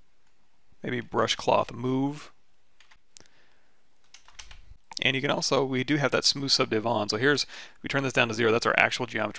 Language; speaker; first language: English; native; English